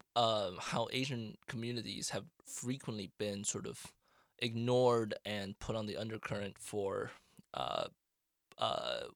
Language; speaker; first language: English; non-native, fluent; Chinese